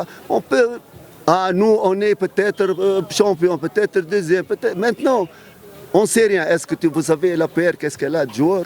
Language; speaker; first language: French; non-native, local second language; Arabic